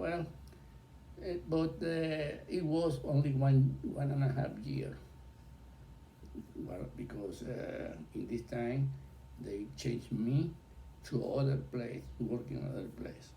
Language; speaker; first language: English; non-native, learner; Spanish